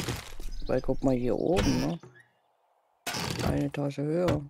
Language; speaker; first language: German; native; German